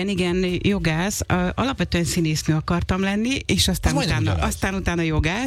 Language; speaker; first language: Hungarian; native; Hungarian